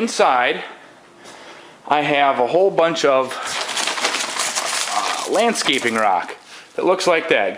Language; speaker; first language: English; native; English